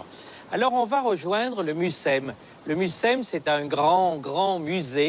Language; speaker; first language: French; native; French